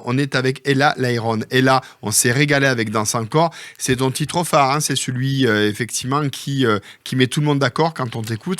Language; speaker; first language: French; native; French